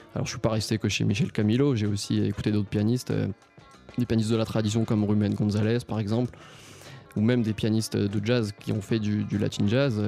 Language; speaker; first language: French; native; French